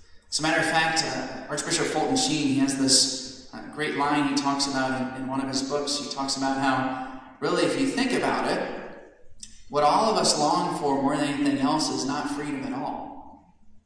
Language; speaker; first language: English; native; English